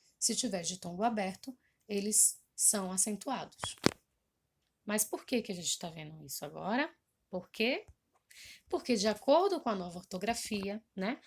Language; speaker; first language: Portuguese; native; Portuguese